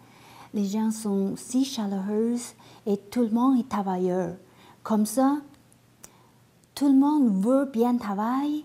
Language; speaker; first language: French; non-native, learner; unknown